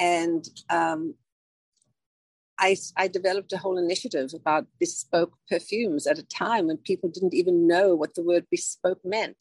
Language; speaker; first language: English; native; English